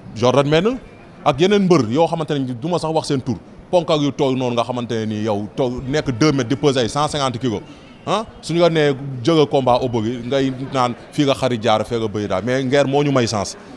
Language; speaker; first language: Wolof; non-native, local second language; Serer